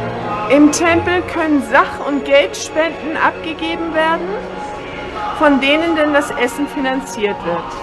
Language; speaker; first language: German; native; German